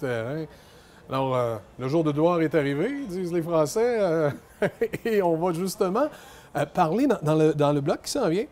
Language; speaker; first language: French; native; French